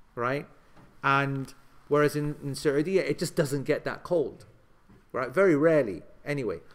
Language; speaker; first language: English; native; English